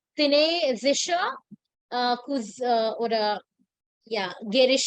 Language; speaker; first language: German; non-native, fluent; Hindi